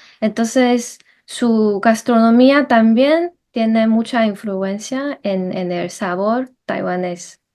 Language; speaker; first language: Spanish; non-native, fluent; Chinese